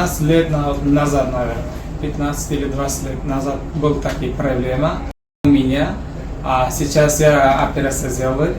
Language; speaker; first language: Russian; non-native, learner; Tajik